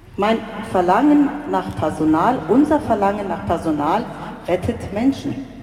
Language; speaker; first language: German; early bilingual, other home language; Turkish